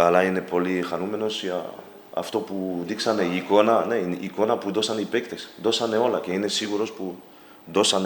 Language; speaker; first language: Greek; non-native, learner; Spanish